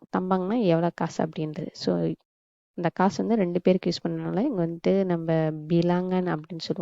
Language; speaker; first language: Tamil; native; Tamil